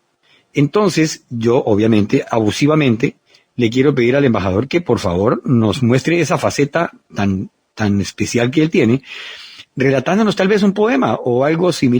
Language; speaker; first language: Spanish; native; Spanish